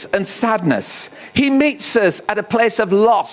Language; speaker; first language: English; native; English